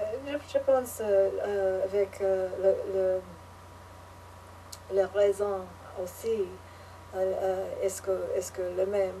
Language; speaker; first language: French; non-native, learner; English